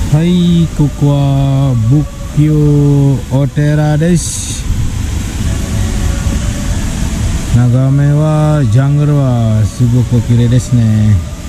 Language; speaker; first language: Japanese; non-native, fluent; Indonesian